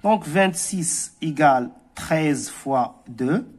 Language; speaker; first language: French; non-native, local second language; Arabic